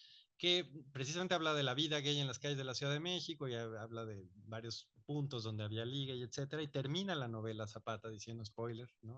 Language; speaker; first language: Spanish; native; Spanish